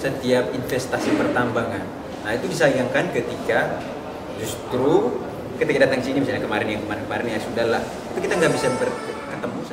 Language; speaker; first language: Indonesian; native; Indonesian